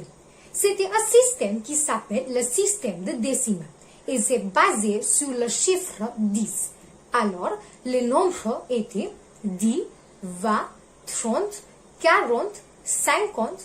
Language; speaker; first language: French; non-native, learner; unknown